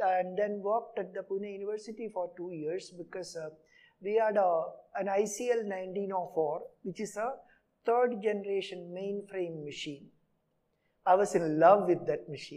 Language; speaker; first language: English; non-native, local second language; Malayalam